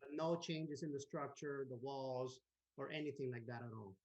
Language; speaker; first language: English; non-native, fluent; Spanish